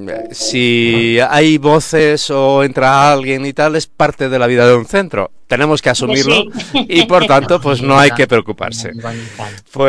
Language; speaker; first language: Spanish; native; Spanish